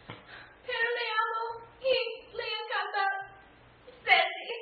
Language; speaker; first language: Spanish; non-native, learner; English